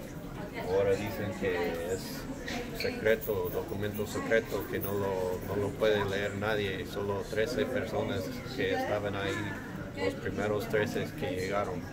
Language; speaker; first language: Spanish; non-native, learner; English